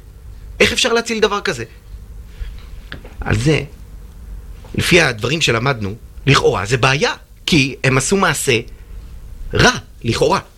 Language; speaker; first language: Hebrew; native; Hebrew